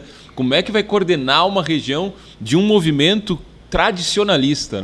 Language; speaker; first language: Portuguese; native; Portuguese